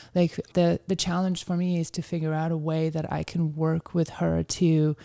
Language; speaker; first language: English; early bilingual, other home language; Ukrainian